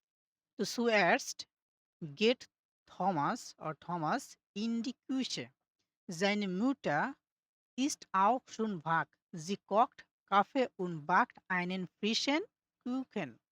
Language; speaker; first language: German; non-native, learner; Bangla